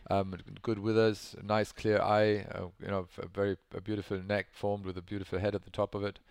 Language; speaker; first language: English; non-native, local second language; German